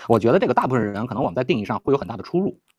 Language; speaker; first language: Chinese; native; Chinese